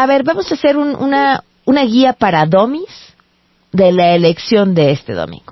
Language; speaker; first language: Spanish; native; Spanish